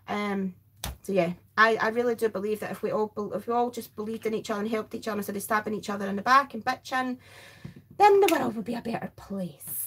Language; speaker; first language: English; native; English